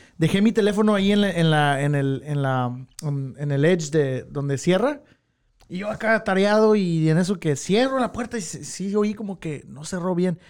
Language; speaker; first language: Spanish; early bilingual, heritage; Spanish